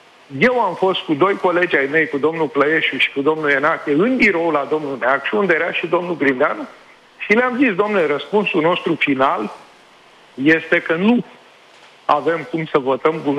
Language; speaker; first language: Romanian; native; Romanian